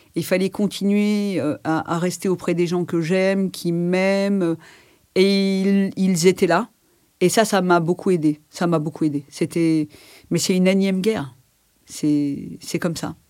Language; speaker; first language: French; native; French